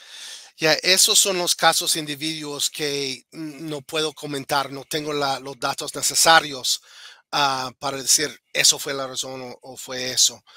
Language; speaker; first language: Spanish; non-native, fluent; English